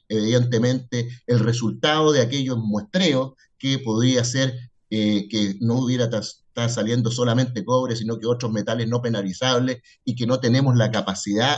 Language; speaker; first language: Spanish; native; Spanish